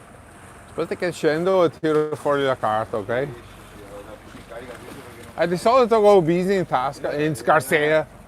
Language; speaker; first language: Italian; non-native, fluent; English